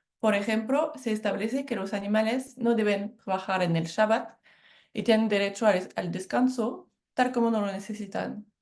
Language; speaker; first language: Spanish; non-native, fluent; French